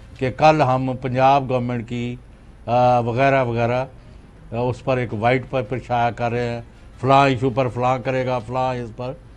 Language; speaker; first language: Urdu; non-native, local second language; Punjabi